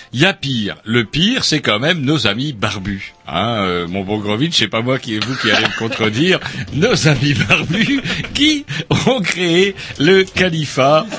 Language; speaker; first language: French; native; French